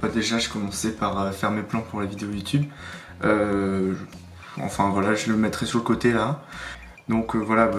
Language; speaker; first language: French; native; French